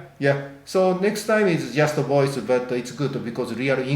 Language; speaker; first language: English; non-native, learner; Japanese